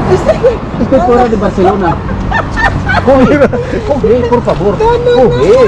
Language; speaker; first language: Spanish; non-native, learner; Filipino